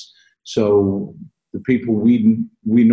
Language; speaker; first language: English; native; English